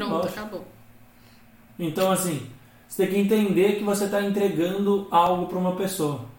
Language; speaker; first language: Portuguese; native; Portuguese